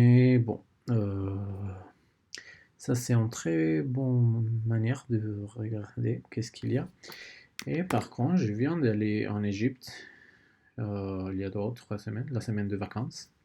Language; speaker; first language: French; non-native, learner; Spanish